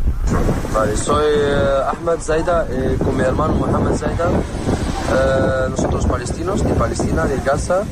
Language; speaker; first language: Spanish; non-native, learner; Arabic